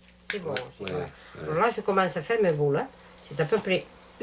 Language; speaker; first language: French; native; French